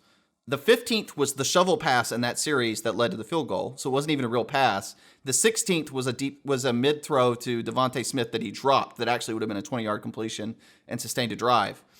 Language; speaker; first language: English; native; English